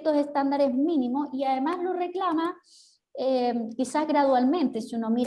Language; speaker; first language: Spanish; native; Spanish